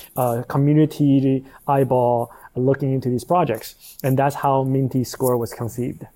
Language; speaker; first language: English; non-native, fluent; Chinese